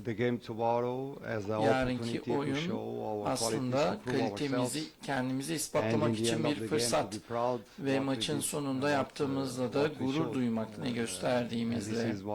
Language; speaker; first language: Turkish; non-native, learner; Portuguese